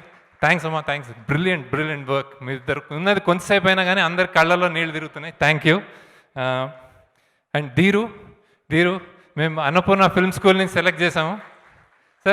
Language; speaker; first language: Telugu; native; Telugu